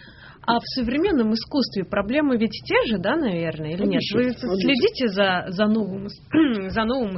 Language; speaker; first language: Russian; native; Russian